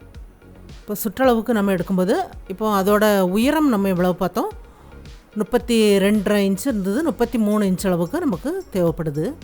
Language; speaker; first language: Tamil; native; Tamil